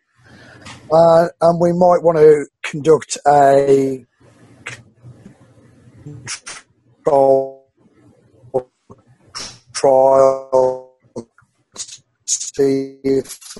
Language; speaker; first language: English; native; English